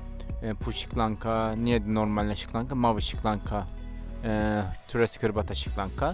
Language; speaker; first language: Polish; non-native, learner; Turkish